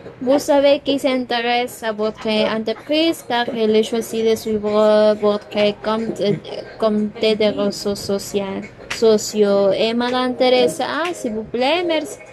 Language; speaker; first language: French; non-native, learner; Spanish